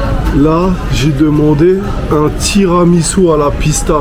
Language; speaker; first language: French; native; French